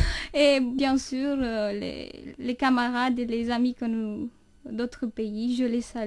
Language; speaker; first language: French; non-native, fluent; Romanian